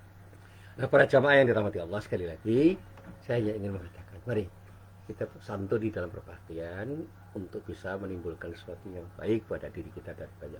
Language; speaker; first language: Indonesian; native; Indonesian